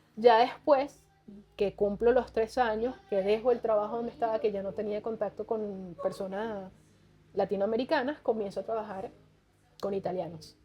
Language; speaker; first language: Spanish; native; Spanish